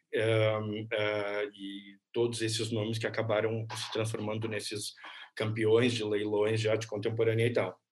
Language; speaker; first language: Portuguese; native; Portuguese